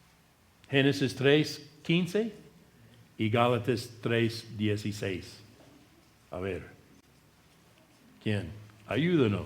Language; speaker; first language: Spanish; non-native, fluent; English